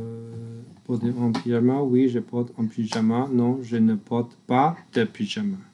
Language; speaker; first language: French; non-native, learner; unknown